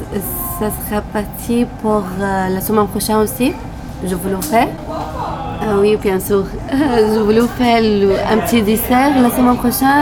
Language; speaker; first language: French; non-native, learner; Arabic